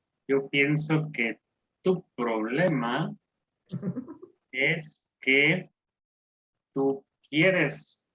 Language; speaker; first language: Spanish; non-native, fluent; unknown